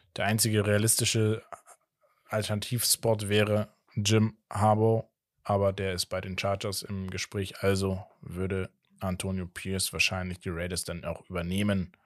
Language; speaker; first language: German; native; German